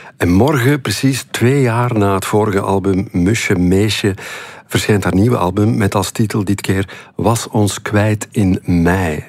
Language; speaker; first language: Dutch; native; Dutch